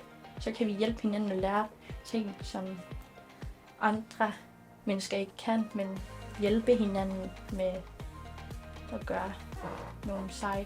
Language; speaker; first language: Danish; non-native, local second language; Kalaallisut